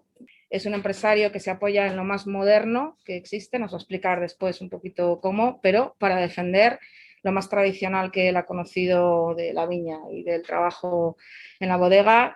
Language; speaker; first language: Spanish; native; Spanish